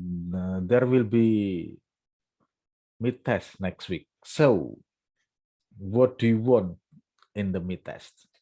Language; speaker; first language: English; non-native, fluent; Indonesian